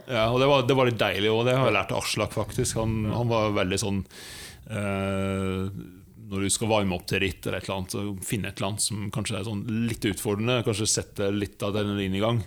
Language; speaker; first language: Norwegian; native; Norwegian